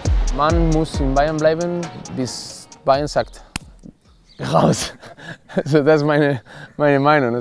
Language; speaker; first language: German; non-native, learner; Spanish